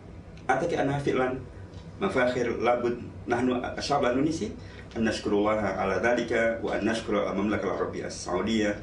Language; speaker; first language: Arabic; non-native, fluent; Indonesian